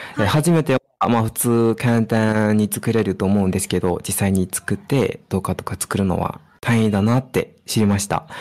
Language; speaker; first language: Japanese; non-native, fluent; Burmese